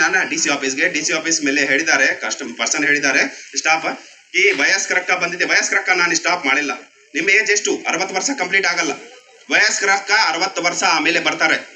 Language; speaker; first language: Kannada; non-native, learner; Hindi